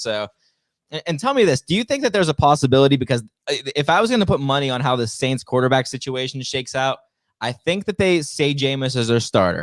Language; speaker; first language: English; native; English